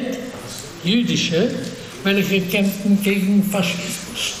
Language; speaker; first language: German; non-native, fluent; Hungarian